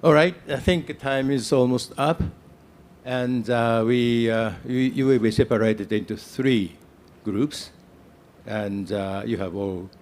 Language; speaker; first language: English; non-native, fluent; Japanese